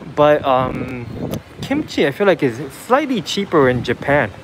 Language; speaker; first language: English; non-native, fluent; Japanese